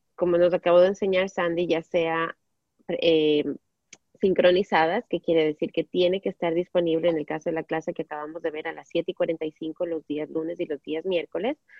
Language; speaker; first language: Spanish; native; Spanish